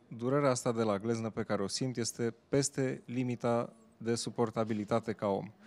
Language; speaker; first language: Romanian; native; Romanian